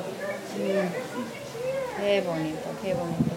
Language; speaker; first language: Spanish; non-native, fluent; English